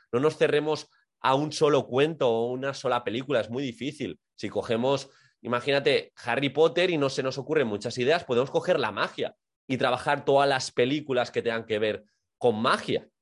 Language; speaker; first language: Spanish; native; Spanish